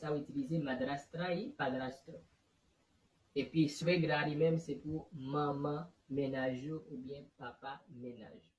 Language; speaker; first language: French; non-native, learner; Haitian Creole